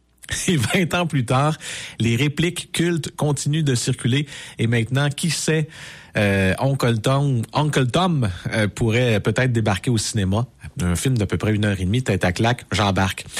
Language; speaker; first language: French; native; French